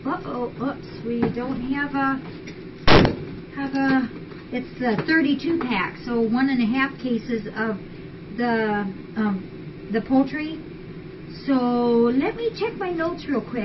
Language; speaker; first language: English; native; English